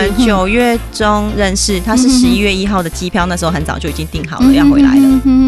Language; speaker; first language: Chinese; native; Chinese